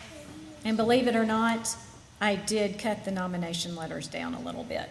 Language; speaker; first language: English; native; English